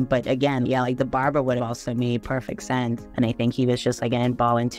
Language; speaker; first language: English; native; English